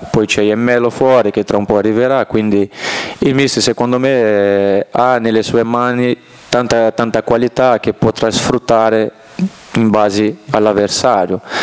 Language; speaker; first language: Italian; non-native, fluent; Portuguese